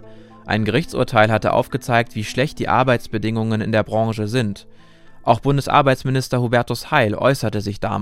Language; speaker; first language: German; native; German